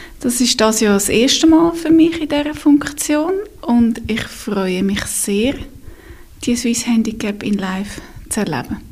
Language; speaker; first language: German; native; German